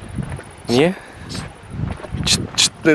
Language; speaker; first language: Turkish; native; Turkish